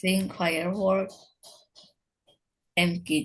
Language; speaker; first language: English; non-native, learner; Indonesian